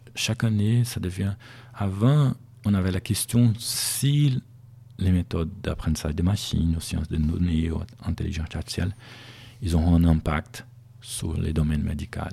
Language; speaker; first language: French; non-native, fluent; Portuguese